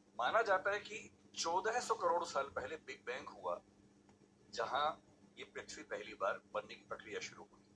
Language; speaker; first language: Hindi; native; Hindi